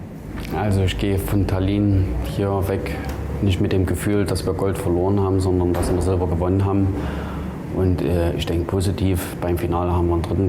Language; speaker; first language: German; native; German